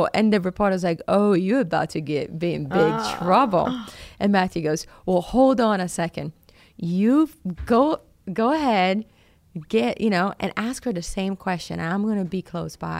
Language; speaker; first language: English; non-native, fluent; Portuguese